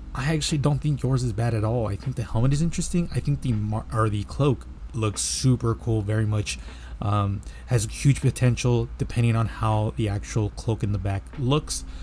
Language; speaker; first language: English; native; English